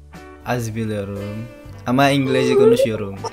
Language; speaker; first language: Turkish; non-native, learner; Indonesian